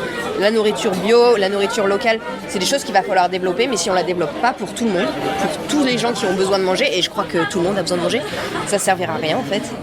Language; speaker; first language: French; native; French